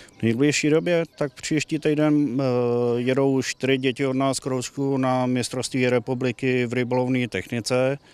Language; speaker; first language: Czech; native; Czech